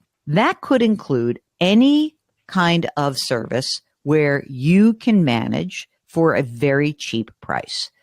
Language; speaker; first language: English; native; English